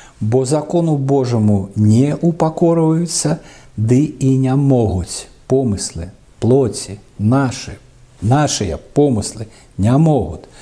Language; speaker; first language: Belarusian; non-native, local second language; Russian